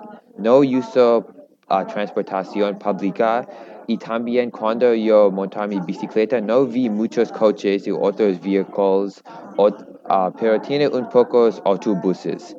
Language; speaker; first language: Spanish; non-native, learner; English